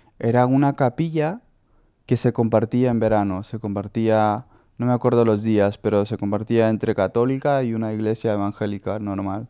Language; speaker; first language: Spanish; native; Spanish